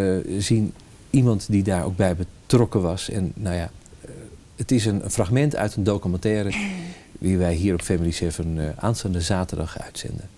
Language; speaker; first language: Dutch; native; Dutch